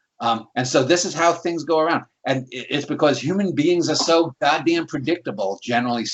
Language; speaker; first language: English; native; English